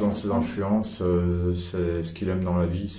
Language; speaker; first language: French; native; French